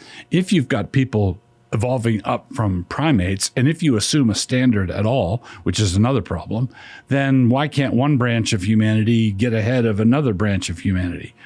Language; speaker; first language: English; native; English